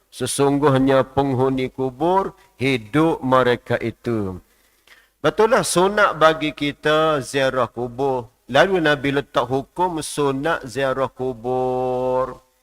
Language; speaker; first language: Malay; native; Malay